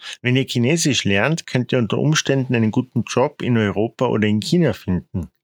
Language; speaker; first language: German; non-native, fluent; Korean